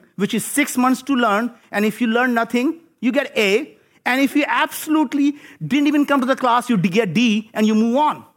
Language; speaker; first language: English; non-native, local second language; Hindi